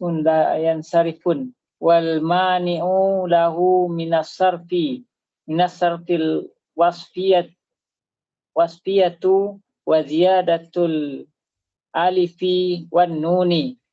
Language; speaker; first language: Arabic; non-native, learner; Indonesian